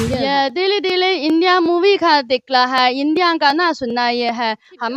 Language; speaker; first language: Hindi; non-native, learner; Chinese